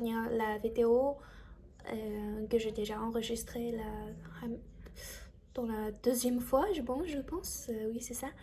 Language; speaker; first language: French; non-native, learner; Chinese